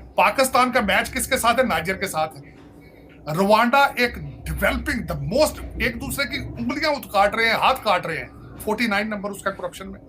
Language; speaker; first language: Urdu; non-native, local second language; Punjabi